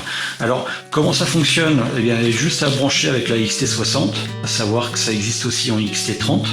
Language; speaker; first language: French; native; French